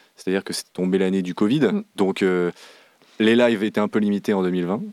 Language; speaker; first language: French; native; French